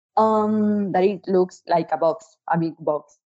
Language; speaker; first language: English; non-native, fluent; Spanish